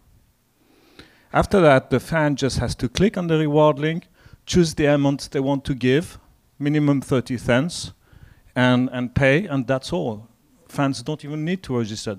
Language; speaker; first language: English; non-native, fluent; French